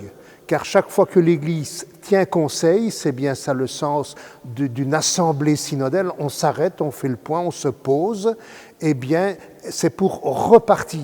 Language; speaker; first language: French; native; French